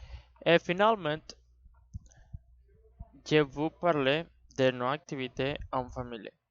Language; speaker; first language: French; non-native, learner; Spanish